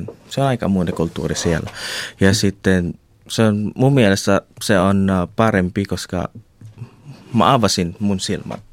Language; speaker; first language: Finnish; non-native, learner; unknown